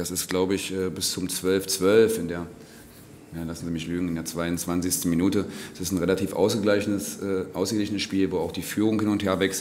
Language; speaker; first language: German; native; German